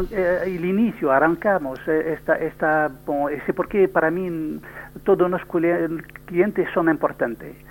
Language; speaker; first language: Spanish; non-native, learner; French